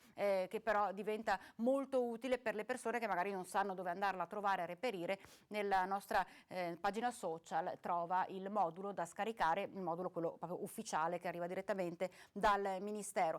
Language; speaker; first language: Italian; native; Italian